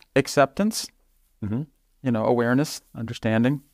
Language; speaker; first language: English; native; English